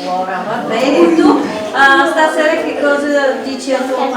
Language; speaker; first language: Italian; non-native, fluent; Bulgarian